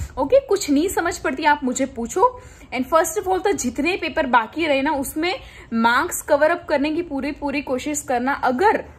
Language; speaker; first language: Hindi; non-native, local second language; Gujarati